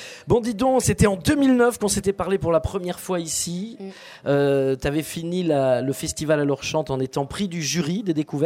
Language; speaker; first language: French; native; French